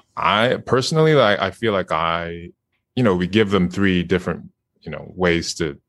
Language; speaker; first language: English; non-native, fluent; Japanese